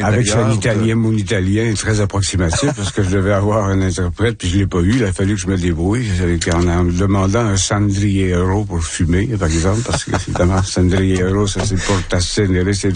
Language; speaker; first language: French; native; French